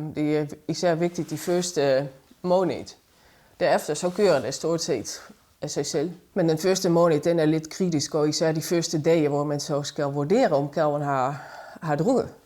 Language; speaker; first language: Danish; native; Danish